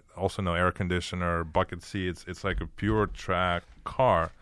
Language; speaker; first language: English; early bilingual, other home language; Ukrainian